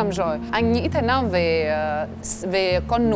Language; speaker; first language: Vietnamese; non-native, fluent; French